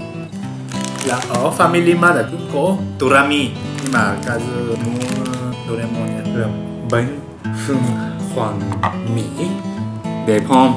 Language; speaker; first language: Vietnamese; non-native, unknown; Japanese